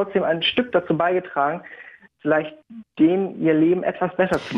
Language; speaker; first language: German; native; German